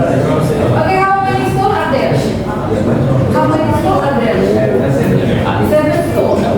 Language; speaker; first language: English; non-native, learner; Indonesian